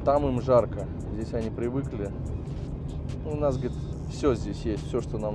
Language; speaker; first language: Russian; native; Russian